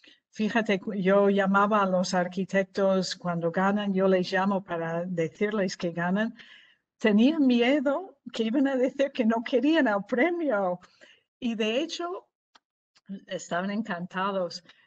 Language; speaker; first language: Spanish; non-native, fluent; English